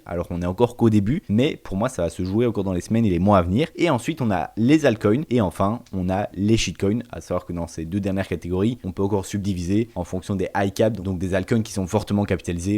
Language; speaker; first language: French; native; French